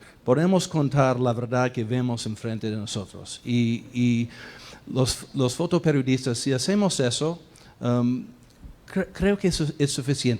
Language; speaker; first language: Spanish; non-native, fluent; English